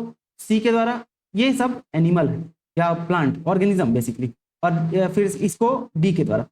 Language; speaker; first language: Hindi; native; Hindi